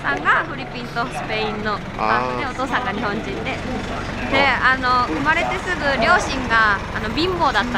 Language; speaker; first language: Japanese; early bilingual, other home language; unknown